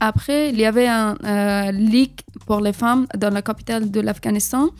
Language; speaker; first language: French; non-native, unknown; Persian